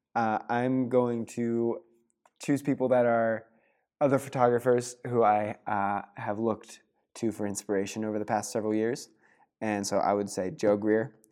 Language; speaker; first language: English; native; English